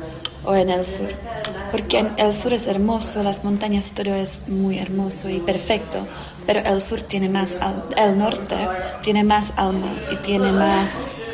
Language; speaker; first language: Spanish; non-native, fluent; Czech